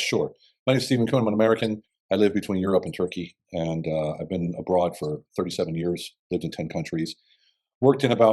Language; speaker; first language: English; native; English